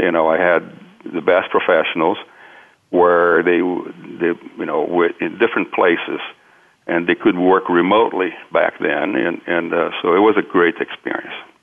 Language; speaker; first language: English; non-native, fluent; Portuguese